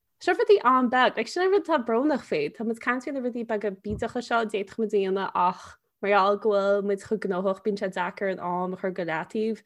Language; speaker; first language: Irish; non-native, local second language; English